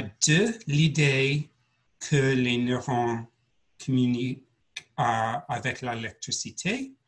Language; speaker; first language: French; non-native, learner; English